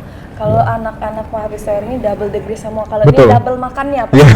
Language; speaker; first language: Indonesian; native; Indonesian